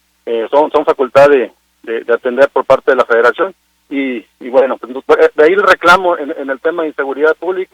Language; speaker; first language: Spanish; native; Spanish